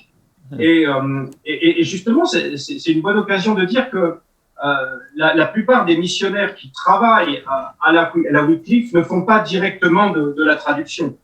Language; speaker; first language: French; native; French